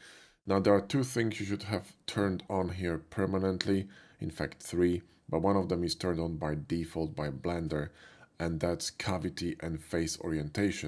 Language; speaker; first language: English; non-native, fluent; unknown